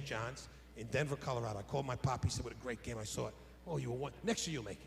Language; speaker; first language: English; native; English